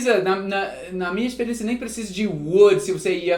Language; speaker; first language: Portuguese; non-native, fluent; English